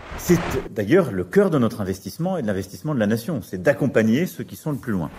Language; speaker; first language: French; native; French